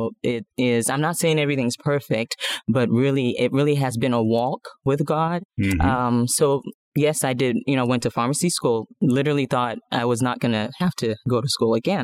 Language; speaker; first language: English; non-native, local second language; Yoruba